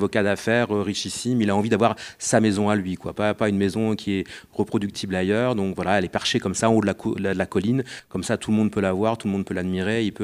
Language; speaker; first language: French; native; French